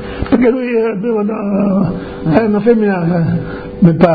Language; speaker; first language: Italian; non-native, local second language; Friulian